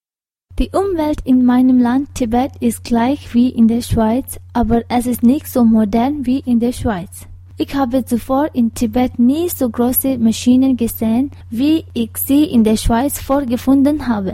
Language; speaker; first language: German; non-native, fluent; Tibetan